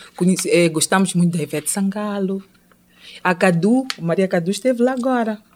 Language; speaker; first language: Portuguese; non-native, local second language; Tsonga